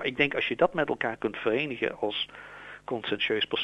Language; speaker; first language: Dutch; native; Dutch